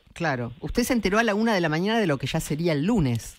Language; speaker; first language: Spanish; native; Spanish